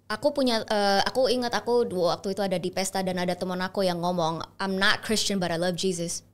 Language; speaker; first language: Indonesian; early bilingual, heritage; Indonesian